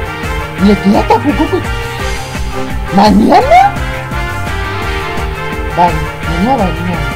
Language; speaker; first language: Spanish; native; Spanish